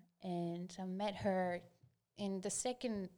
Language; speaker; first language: English; non-native, fluent; Greek